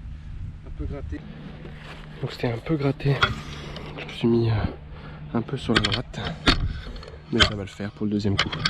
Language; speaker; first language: French; native; French